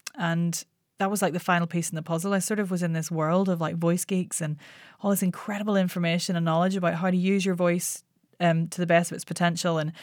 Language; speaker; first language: English; native; English